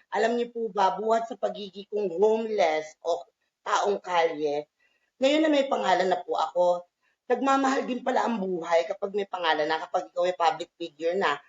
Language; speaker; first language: Filipino; native; Filipino